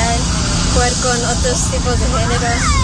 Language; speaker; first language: Spanish; early bilingual, heritage; Spanish